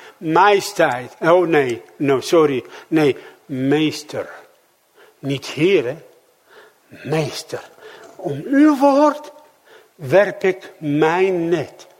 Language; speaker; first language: Dutch; non-native, fluent; Arabic